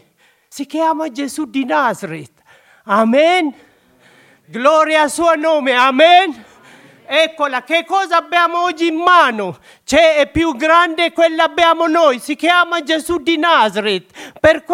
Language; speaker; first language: Italian; non-native, learner; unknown